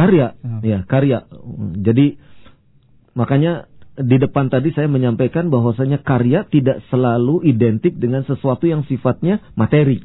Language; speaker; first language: Indonesian; native; Indonesian